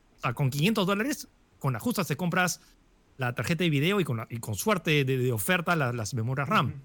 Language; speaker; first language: Spanish; early bilingual, other home language; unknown